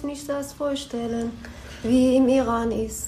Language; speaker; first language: German; non-native, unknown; Persian